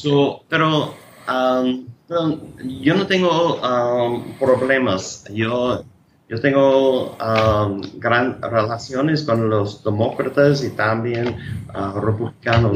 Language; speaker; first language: Spanish; non-native, learner; English